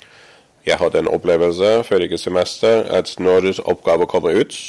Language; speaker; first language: Norwegian; non-native, fluent; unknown